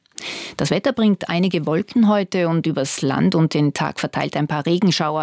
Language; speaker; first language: German; native; German